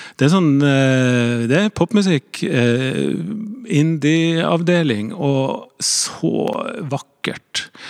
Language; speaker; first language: Norwegian; native; Norwegian